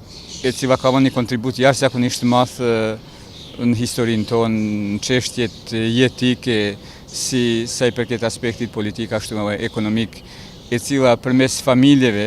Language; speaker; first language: Albanian; native; Albanian